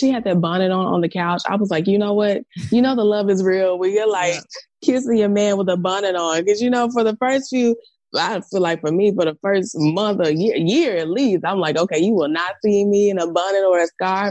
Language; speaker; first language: English; native; English